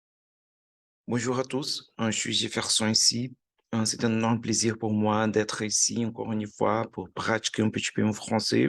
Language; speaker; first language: French; non-native, learner; Portuguese